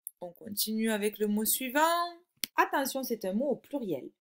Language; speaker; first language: French; native; French